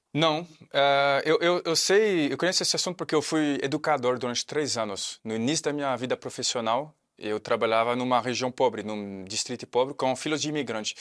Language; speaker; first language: Portuguese; non-native, fluent; French